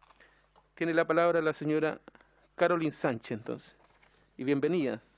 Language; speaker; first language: Spanish; native; Spanish